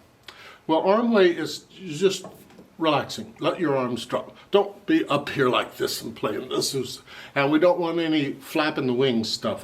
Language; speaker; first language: English; native; English